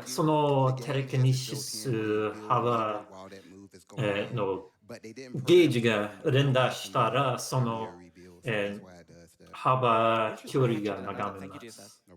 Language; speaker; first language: Japanese; non-native, learner; English